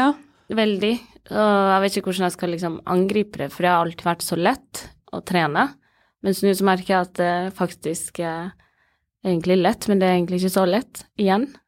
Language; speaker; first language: Norwegian; early bilingual, other home language; Somali